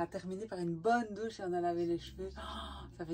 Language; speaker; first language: French; native; French